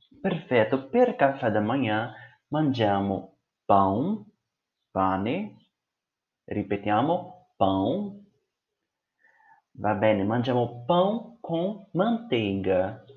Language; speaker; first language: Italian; non-native, fluent; Portuguese